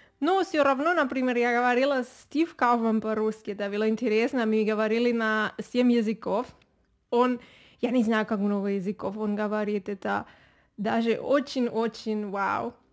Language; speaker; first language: Russian; non-native, fluent; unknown